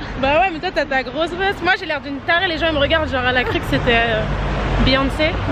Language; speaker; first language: French; native; French